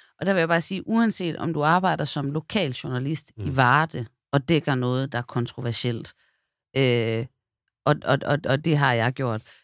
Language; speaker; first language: Danish; native; Danish